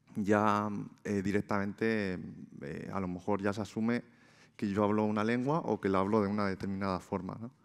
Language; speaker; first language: Spanish; native; Spanish